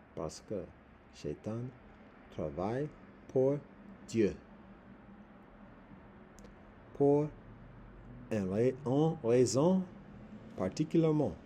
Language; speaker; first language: French; non-native, learner; English